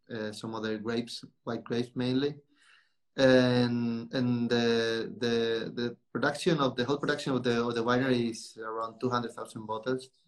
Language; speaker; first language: English; non-native, learner; Spanish